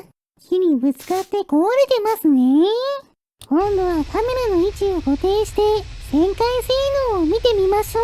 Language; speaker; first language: Japanese; native; Japanese